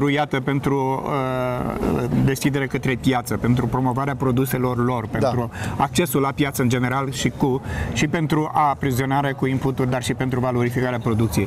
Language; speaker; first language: Romanian; native; Romanian